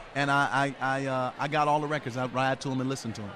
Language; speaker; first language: English; native; English